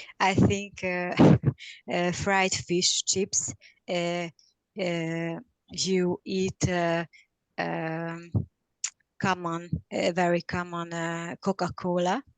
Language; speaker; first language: English; non-native, learner; Hungarian